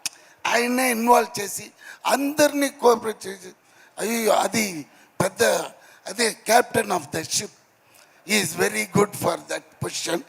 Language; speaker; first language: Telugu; non-native, learner; Tamil